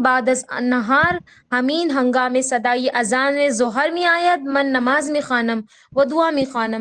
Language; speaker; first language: Persian; non-native, learner; Urdu